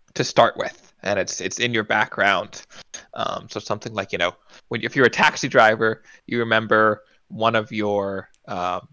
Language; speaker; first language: English; native; English